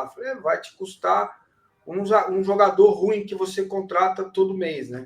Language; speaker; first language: Portuguese; native; Portuguese